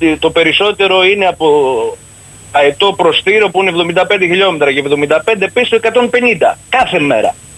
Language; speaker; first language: Greek; native; Greek